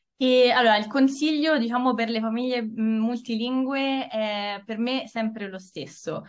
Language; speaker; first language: Italian; native; Italian